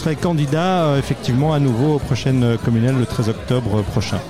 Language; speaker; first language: French; native; French